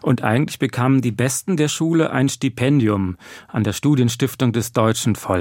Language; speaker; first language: German; native; German